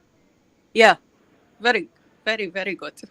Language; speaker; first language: English; non-native, learner; Arabic